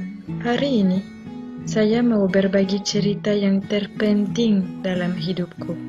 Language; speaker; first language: Indonesian; non-native, fluent; French